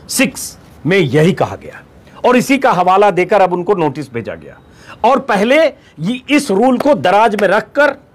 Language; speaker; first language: Hindi; native; Hindi